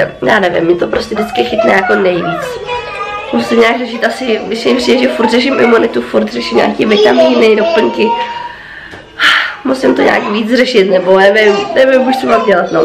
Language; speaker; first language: Czech; native; Czech